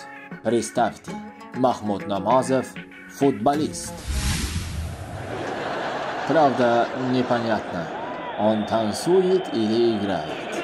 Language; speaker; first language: Russian; non-native, local second language; Uzbek